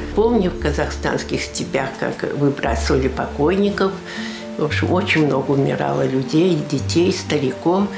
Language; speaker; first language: Russian; non-native, local second language; Crimean Tatar